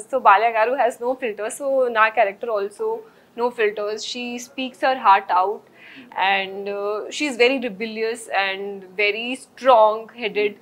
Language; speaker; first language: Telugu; non-native, learner; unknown